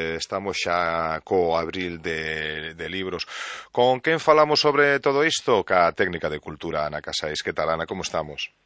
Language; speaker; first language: Galician; native; Galician